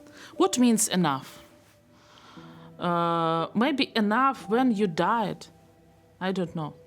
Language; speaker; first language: English; non-native, learner; Belarusian